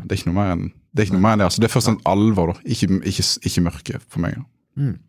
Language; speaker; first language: Norwegian; native; Norwegian